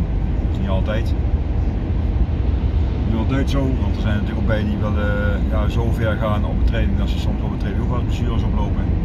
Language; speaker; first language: Dutch; native; Dutch